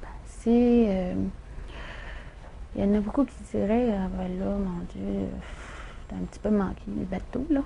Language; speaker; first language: French; native; French